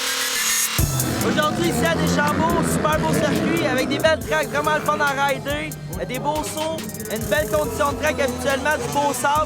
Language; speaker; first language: French; native; French